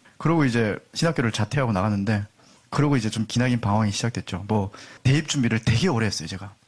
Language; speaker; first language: Korean; native; Korean